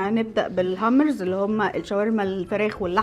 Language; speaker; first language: Arabic; native; Arabic